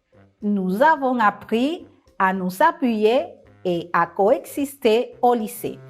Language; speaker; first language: French; non-native, fluent; Spanish